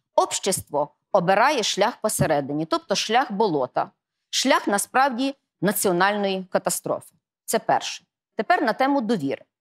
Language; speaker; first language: Ukrainian; native; Ukrainian